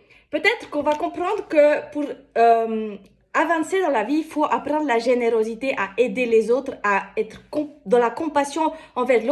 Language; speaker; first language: French; native; French